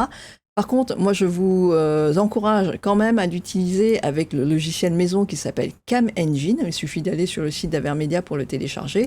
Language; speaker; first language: French; native; French